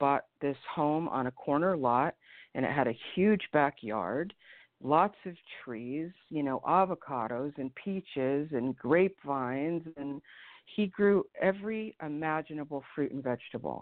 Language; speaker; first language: English; native; English